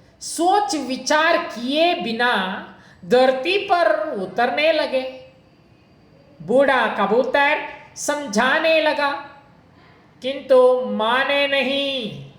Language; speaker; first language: Hindi; non-native, local second language; Kannada